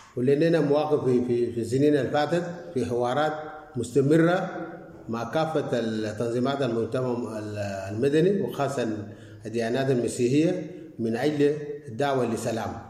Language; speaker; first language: Arabic; non-native, local second language; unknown